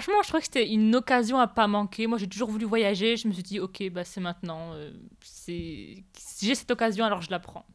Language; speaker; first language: French; native; French